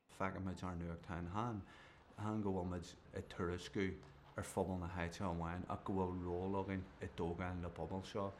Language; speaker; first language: Irish; non-native, local second language; English